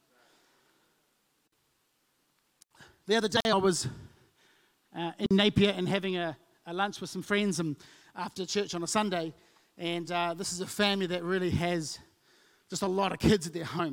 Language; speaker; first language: English; native; English